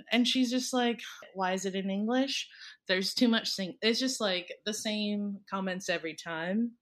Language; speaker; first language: English; early bilingual, other home language; Filipino